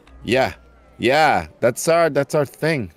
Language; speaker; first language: English; native; English